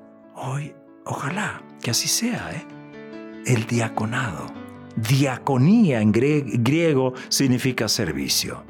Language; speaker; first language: Spanish; native; Spanish